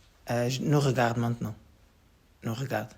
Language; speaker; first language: French; non-native, learner; Portuguese